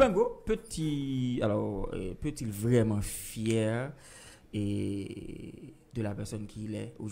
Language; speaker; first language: French; non-native, local second language; Haitian Creole